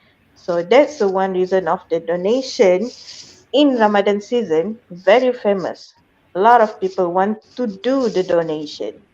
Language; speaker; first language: English; non-native, fluent; Malay